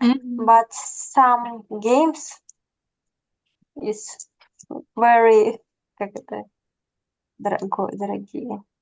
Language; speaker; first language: English; non-native, learner; Russian